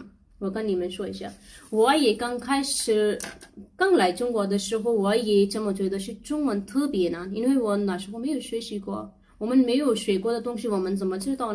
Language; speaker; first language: Chinese; non-native, learner; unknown